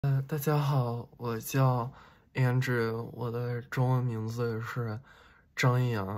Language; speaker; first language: Chinese; early bilingual, heritage; Chinese